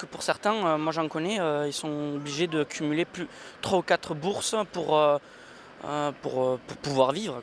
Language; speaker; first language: French; native; French